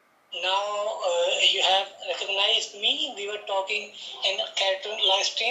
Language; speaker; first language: English; non-native, local second language; Urdu